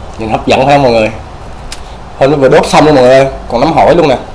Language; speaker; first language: Vietnamese; native; Vietnamese